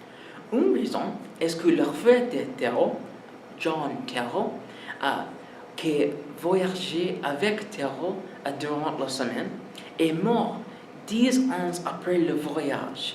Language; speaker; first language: French; non-native, learner; English